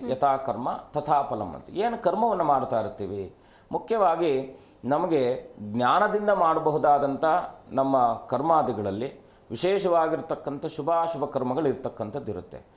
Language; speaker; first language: Kannada; native; Kannada